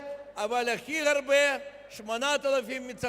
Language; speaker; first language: Hebrew; non-native, fluent; Russian